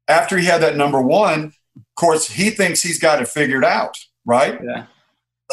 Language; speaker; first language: English; native; English